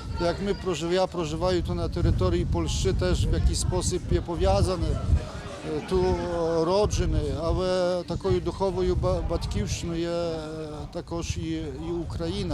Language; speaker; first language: Ukrainian; early bilingual, heritage; Ukrainian